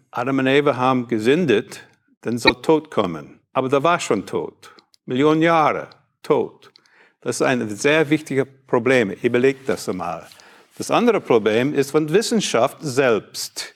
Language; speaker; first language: German; non-native, learner; English